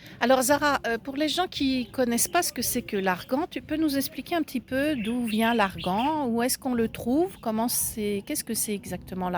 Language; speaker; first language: French; native; French